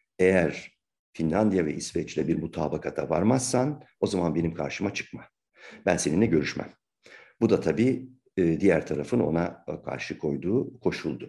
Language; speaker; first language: Turkish; native; Turkish